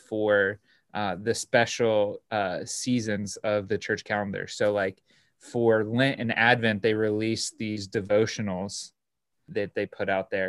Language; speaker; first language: English; native; English